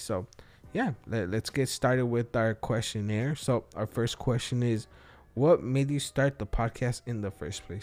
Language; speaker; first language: English; early bilingual, other home language; Spanish